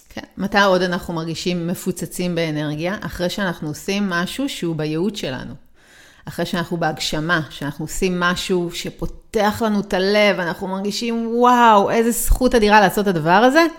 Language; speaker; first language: Hebrew; native; Hebrew